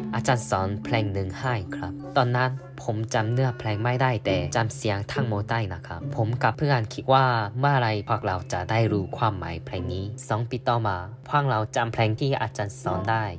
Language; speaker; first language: Thai; non-native, fluent; Korean